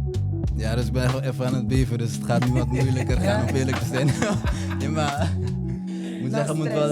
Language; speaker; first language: Dutch; early bilingual, other home language; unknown